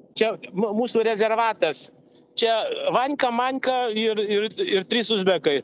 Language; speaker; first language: Lithuanian; non-native, local second language; Russian